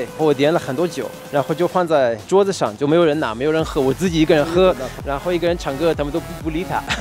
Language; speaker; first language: Chinese; non-native, fluent; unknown